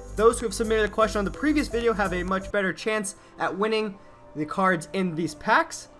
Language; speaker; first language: English; native; English